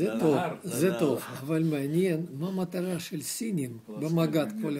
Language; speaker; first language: Hebrew; non-native, learner; Russian